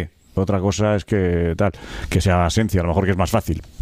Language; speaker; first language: Spanish; native; Spanish